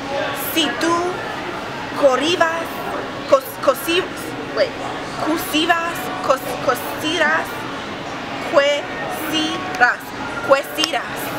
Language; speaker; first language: Spanish; non-native, learner; English